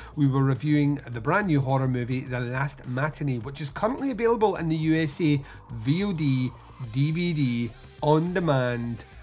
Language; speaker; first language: English; native; English